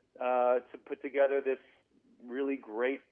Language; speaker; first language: English; native; English